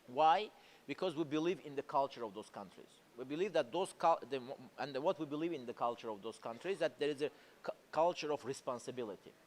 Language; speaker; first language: English; non-native, fluent; Azerbaijani